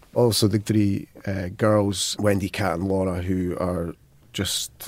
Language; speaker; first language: English; native; English